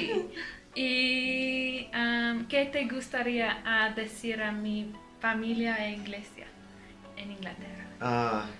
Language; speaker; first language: Spanish; non-native, learner; English